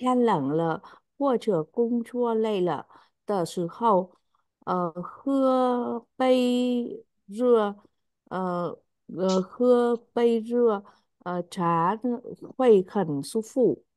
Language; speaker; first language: Chinese; non-native, learner; Vietnamese